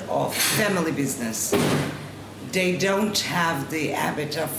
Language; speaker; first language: English; non-native, fluent; Portuguese